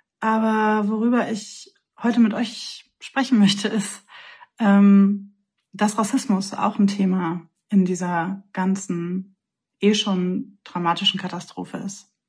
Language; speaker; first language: German; native; German